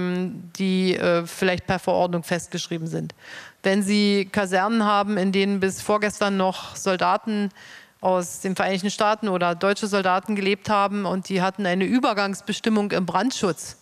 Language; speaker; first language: German; native; German